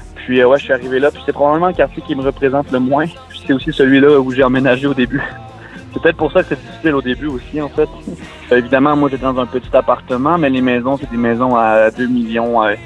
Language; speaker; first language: French; native; French